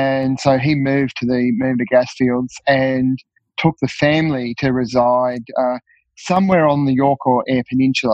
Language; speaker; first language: English; native; English